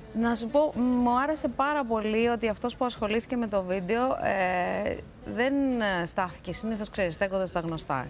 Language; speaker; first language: Greek; early bilingual, other home language; Russian